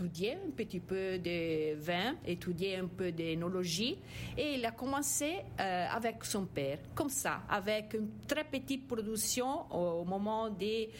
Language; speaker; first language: French; non-native, fluent; Italian